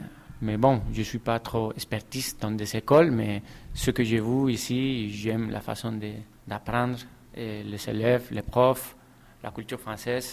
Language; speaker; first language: French; non-native, fluent; Spanish